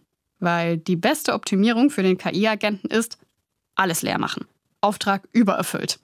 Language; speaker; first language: German; native; German